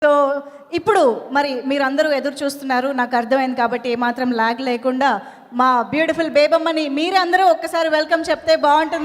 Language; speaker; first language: Telugu; native; Telugu